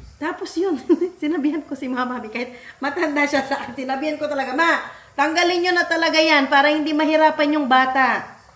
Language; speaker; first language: Filipino; non-native, local second language; Pampanga